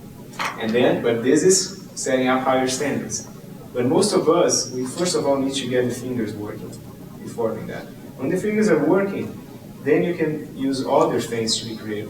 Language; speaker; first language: English; non-native, fluent; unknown